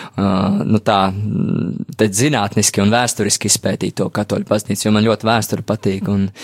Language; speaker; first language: Latvian; native; Latvian